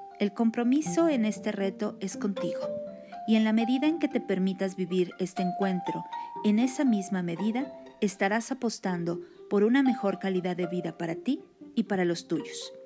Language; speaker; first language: Spanish; native; Spanish